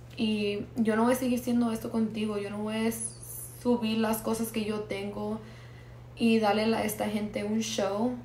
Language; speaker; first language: Spanish; early bilingual, heritage; Spanish